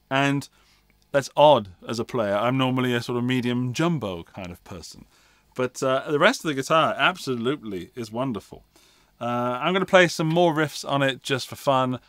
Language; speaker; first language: English; native; English